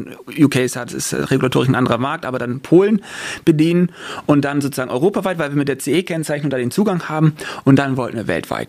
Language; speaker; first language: German; native; German